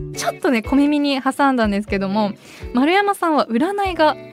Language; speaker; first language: Japanese; native; Japanese